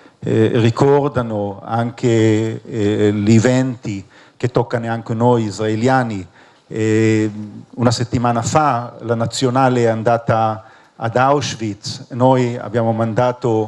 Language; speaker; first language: Italian; non-native, fluent; Hebrew